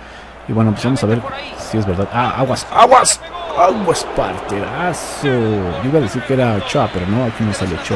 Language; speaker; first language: Spanish; native; Spanish